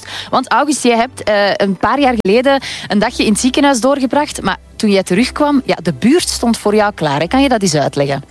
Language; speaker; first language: Dutch; native; Dutch